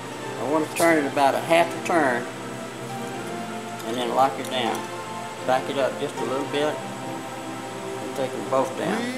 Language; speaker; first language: English; native; English